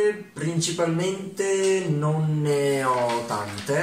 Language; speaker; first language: Italian; early bilingual, other home language; Ukrainian